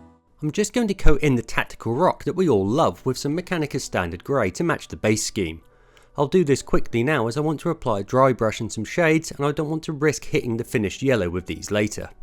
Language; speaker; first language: English; native; English